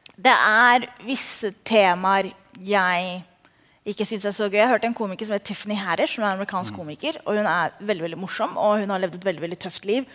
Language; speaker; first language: Norwegian; early bilingual, other home language; Somali